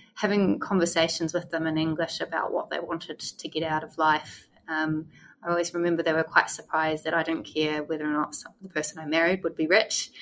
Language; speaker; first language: English; native; English